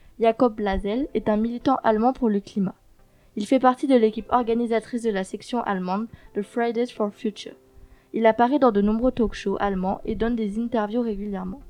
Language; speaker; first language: French; native; French